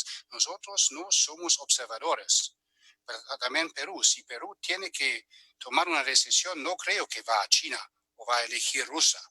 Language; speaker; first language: Spanish; non-native, fluent; German